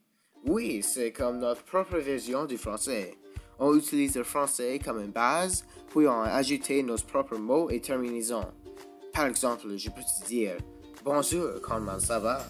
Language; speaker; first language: French; non-native, learner; English